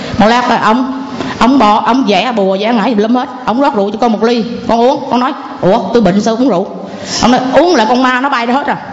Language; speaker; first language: Vietnamese; non-native, local second language; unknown